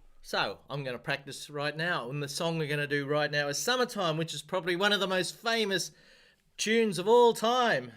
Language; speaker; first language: English; native; English